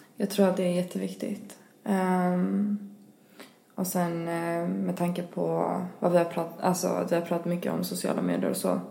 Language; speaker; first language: Swedish; early bilingual, other home language; Albanian